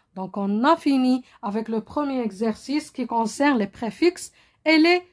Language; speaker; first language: French; non-native, local second language; Arabic